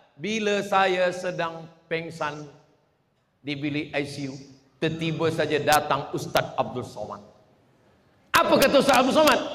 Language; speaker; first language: Malay; native; Malay